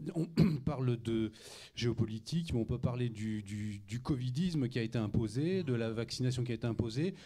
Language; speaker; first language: French; native; French